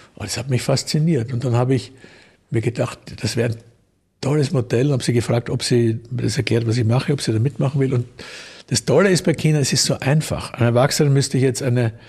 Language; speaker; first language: German; native; German